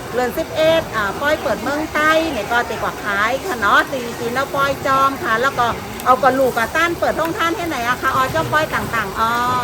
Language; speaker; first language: Thai; non-native, local second language; Shan